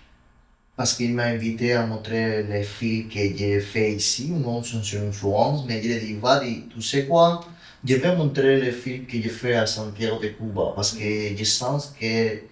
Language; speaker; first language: French; non-native, learner; Spanish